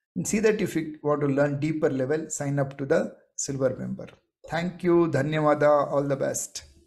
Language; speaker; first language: English; non-native, local second language; Kannada